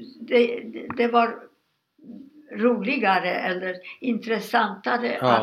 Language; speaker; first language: Swedish; non-native, fluent; Hungarian